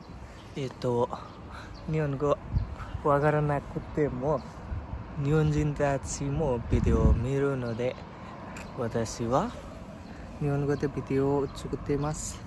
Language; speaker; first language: Japanese; non-native, learner; Nepali